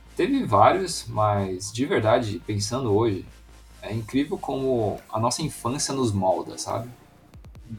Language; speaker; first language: Portuguese; native; Portuguese